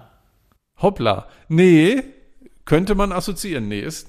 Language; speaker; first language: German; native; German